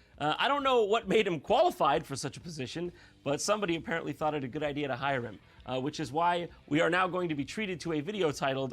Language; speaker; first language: English; native; English